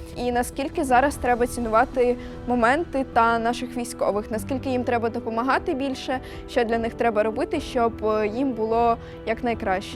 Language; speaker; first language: Ukrainian; native; Ukrainian